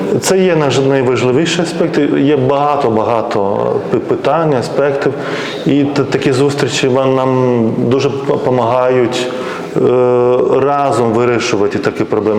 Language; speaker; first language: Ukrainian; non-native, fluent; Lithuanian